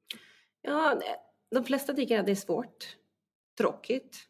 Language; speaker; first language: Swedish; non-native, fluent; Spanish